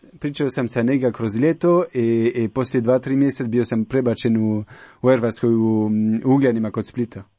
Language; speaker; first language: Croatian; non-native, learner; French